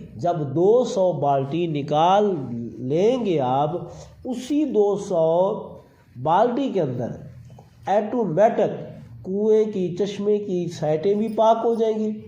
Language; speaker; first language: Urdu; non-native, local second language; Saraiki